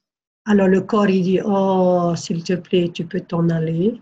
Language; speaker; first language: French; non-native, fluent; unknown